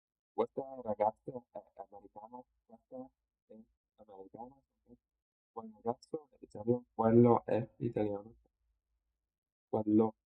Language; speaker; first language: Italian; non-native, learner; English